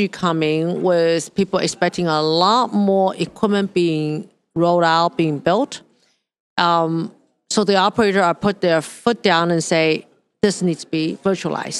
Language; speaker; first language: English; non-native, local second language; Cantonese